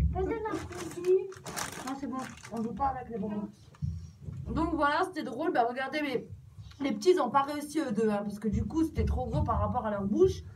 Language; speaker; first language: French; native; French